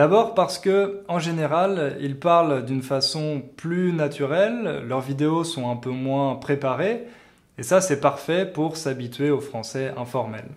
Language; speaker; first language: French; native; French